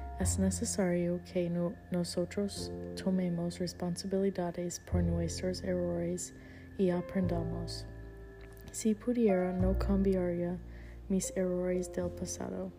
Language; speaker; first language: Spanish; non-native, learner; English